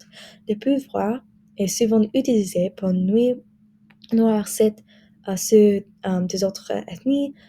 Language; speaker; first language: French; non-native, learner; English